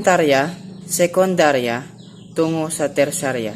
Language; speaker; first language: Filipino; non-native, local second language; Cebuano